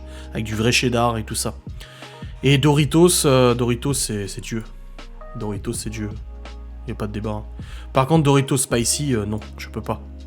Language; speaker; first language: French; native; French